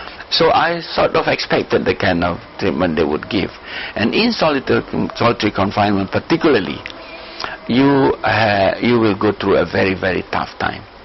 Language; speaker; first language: English; non-native, local second language; Malay